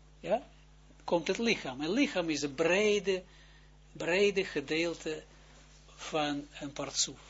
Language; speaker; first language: Dutch; non-native, fluent; Hebrew